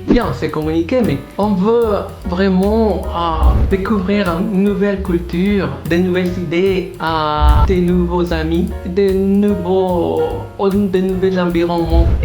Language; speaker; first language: French; non-native, learner; Spanish